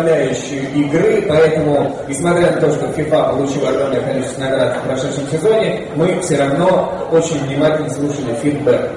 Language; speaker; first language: Russian; native; Russian